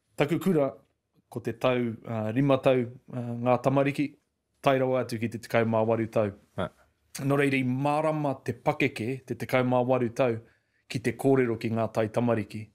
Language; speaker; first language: Māori; native; Māori